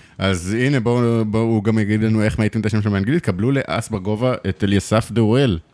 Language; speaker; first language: Hebrew; native; Hebrew